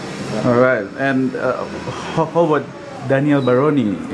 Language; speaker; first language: English; non-native, fluent; Indonesian